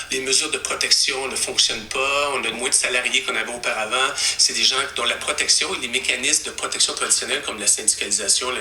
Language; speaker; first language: French; native; French